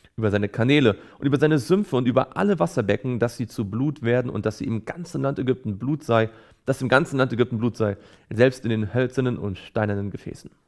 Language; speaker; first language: German; native; German